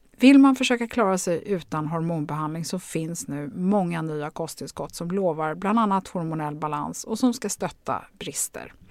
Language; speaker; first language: Swedish; native; Swedish